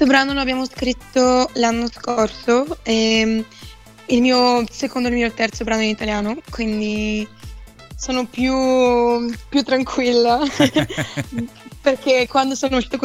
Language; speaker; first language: Italian; non-native, fluent; Bulgarian